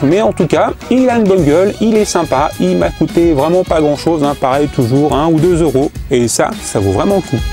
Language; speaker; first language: French; native; French